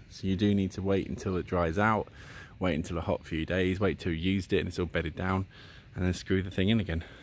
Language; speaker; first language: English; native; English